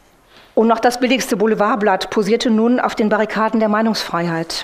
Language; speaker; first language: German; native; German